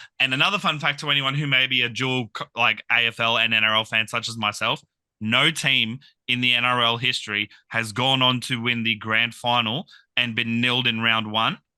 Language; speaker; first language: English; native; English